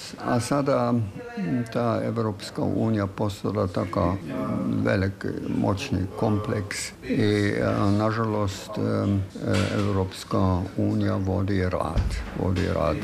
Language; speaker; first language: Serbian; non-native, fluent; German